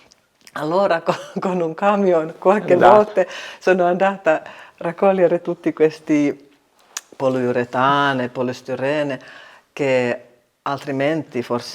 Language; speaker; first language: Italian; non-native, learner; Finnish